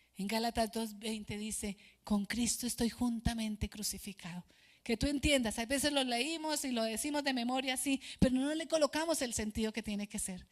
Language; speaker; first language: Spanish; native; Spanish